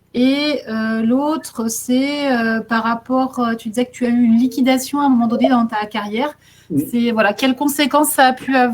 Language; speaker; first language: French; native; French